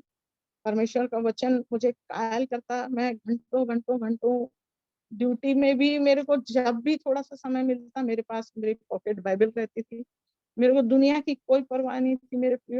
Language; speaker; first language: Hindi; native; Hindi